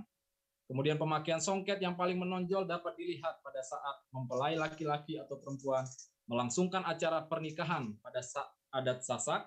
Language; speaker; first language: Indonesian; native; Indonesian